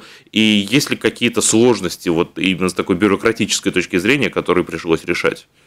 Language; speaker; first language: Russian; native; Russian